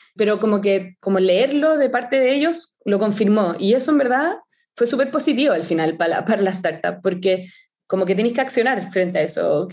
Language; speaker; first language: Spanish; native; Spanish